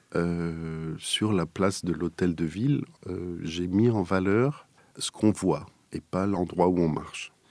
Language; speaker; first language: French; native; French